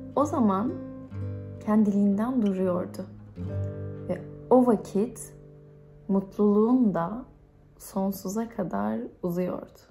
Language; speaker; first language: Turkish; native; Turkish